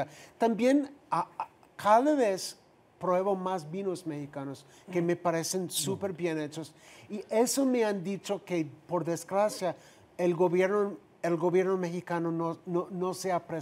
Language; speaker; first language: Spanish; non-native, fluent; English